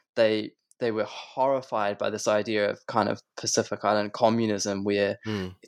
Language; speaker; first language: English; native; English